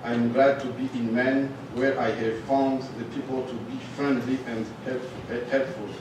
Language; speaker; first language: English; non-native, learner; Rundi